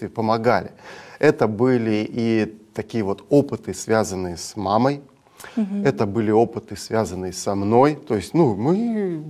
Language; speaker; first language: Russian; native; Russian